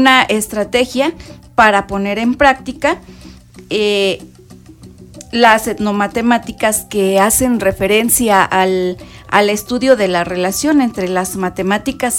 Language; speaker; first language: Spanish; non-native, local second language; Nahuatl languages